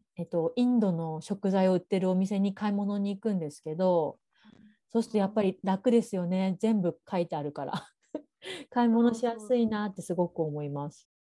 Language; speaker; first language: Japanese; native; Japanese